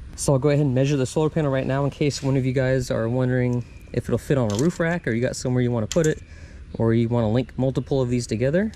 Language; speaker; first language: English; native; English